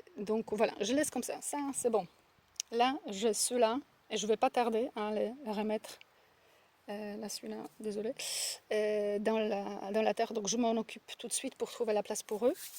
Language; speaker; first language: French; non-native, fluent; Polish